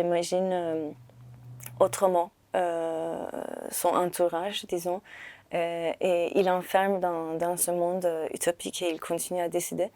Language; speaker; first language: French; non-native, fluent; Turkish